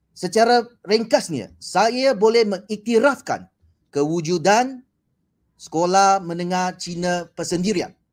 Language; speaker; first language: Malay; non-native, local second language; Chinese